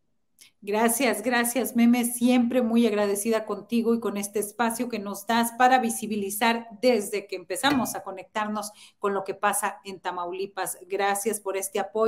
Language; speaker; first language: Spanish; native; Spanish